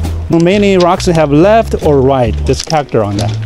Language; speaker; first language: English; non-native, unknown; Chinese